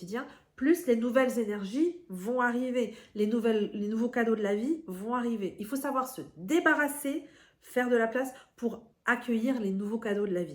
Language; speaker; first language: French; native; French